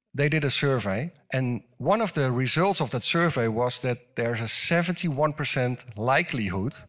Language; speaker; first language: English; non-native, fluent; Dutch